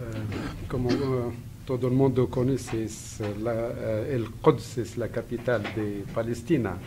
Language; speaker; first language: Spanish; non-native, fluent; Arabic